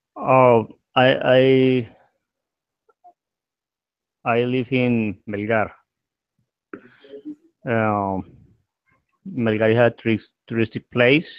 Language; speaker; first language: English; non-native, learner; Spanish